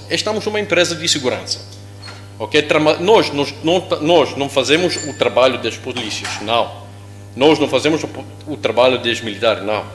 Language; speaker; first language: Portuguese; non-native, learner; English